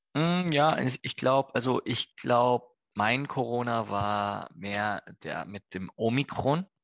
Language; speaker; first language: German; non-native, learner; Korean